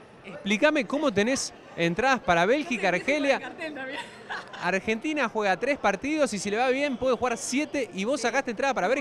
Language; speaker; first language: Spanish; native; Spanish